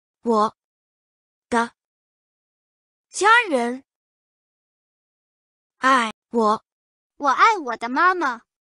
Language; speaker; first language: Chinese; non-native, learner; English